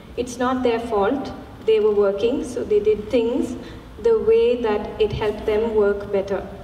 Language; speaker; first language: English; non-native, local second language; Malayalam